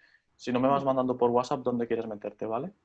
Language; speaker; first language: Spanish; native; Spanish